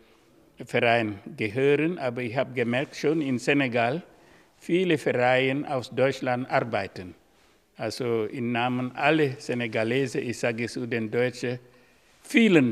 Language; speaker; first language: German; non-native, learner; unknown